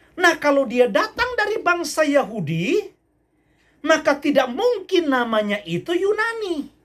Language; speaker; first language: Indonesian; native; Indonesian